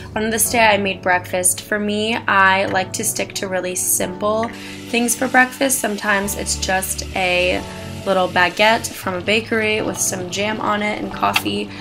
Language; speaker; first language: English; native; English